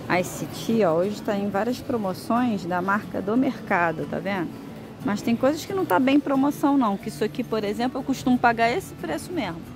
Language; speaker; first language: Portuguese; native; Portuguese